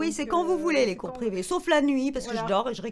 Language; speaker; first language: French; native; French